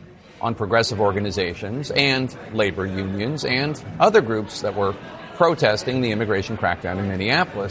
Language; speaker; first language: English; native; English